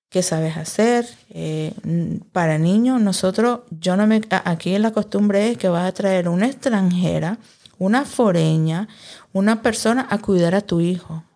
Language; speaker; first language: Spanish; early bilingual, heritage; Spanish